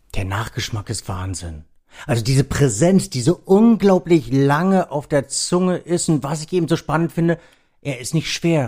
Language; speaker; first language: German; native; German